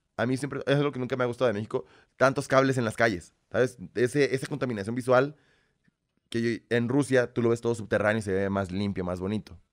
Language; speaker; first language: Spanish; early bilingual, other home language; Russian